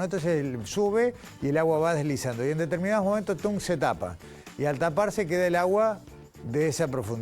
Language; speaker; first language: Spanish; native; Spanish